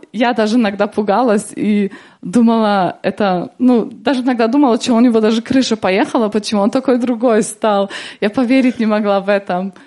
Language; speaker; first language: Russian; early bilingual, heritage; Russian